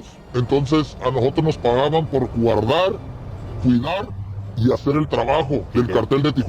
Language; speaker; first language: Spanish; native; Spanish